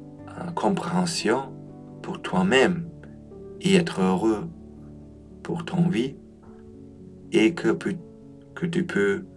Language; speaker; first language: French; non-native, learner; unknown